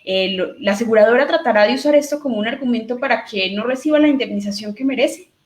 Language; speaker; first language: Spanish; native; Spanish